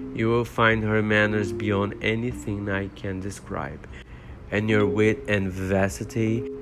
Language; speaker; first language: English; non-native, fluent; Portuguese